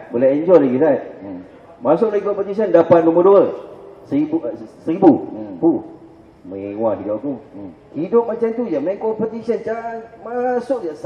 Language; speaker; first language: Malay; non-native, local second language; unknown